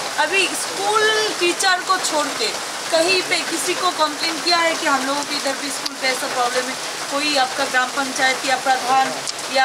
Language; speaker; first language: Hindi; non-native, local second language; Bangla